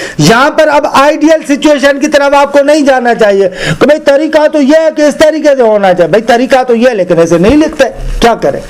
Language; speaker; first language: Urdu; non-native, local second language; Sindhi